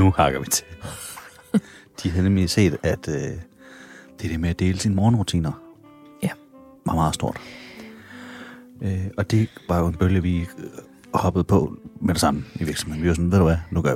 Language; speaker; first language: Danish; native; Danish